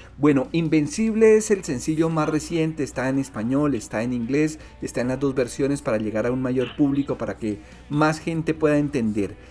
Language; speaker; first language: Spanish; native; Spanish